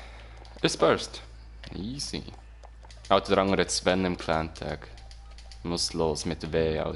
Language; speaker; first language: German; native; German